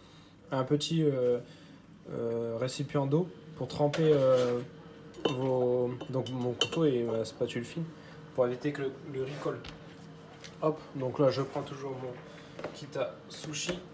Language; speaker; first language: French; native; French